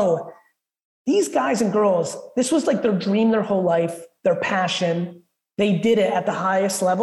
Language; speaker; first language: English; early bilingual, other home language; Russian